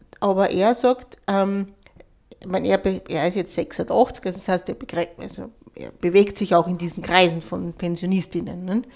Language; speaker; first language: German; native; German